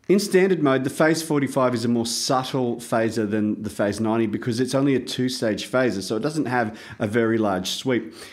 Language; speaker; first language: English; native; English